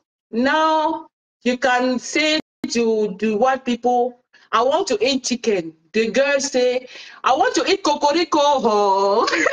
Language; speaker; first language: English; non-native, local second language; French